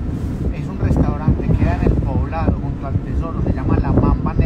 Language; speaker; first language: Spanish; native; Spanish